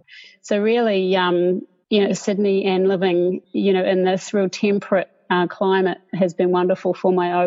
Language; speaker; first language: English; native; English